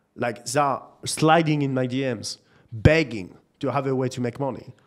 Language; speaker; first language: English; non-native, fluent; French